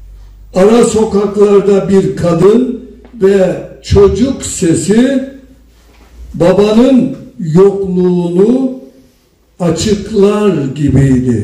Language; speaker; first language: Turkish; native; Turkish